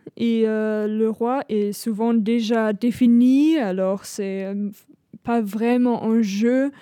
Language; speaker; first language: French; non-native, fluent; German